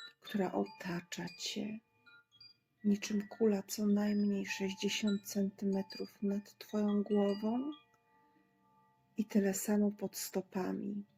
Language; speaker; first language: Polish; native; Polish